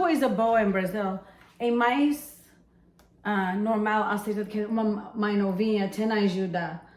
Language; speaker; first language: Portuguese; non-native, fluent; English